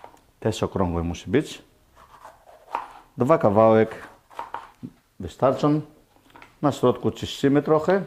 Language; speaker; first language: Polish; non-native, learner; Greek